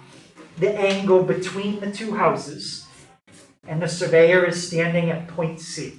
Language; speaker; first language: English; native; English